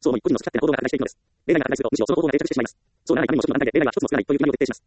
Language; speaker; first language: Japanese; native; Japanese